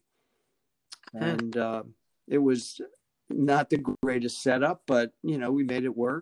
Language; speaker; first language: English; native; English